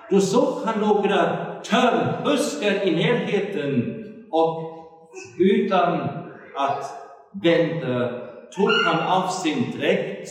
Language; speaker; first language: Swedish; non-native, fluent; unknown